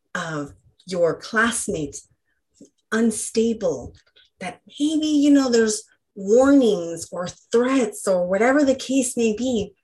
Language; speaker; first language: English; early bilingual, other home language; Spanish